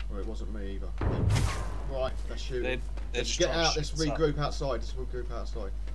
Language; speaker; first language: English; native; English